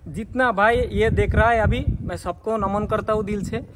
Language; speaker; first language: Hindi; non-native, local second language; Bangla